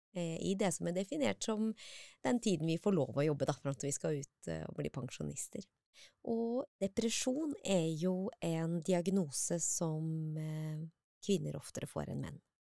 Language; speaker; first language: Norwegian; native; Norwegian